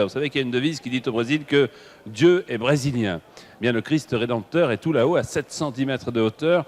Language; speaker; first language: French; native; French